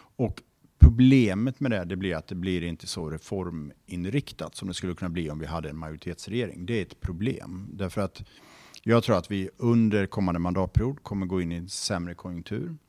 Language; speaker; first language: Swedish; native; Swedish